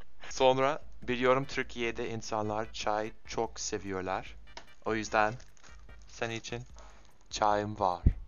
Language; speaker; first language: Turkish; non-native, learner; English